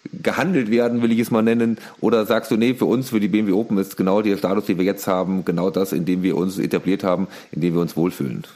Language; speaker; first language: German; native; German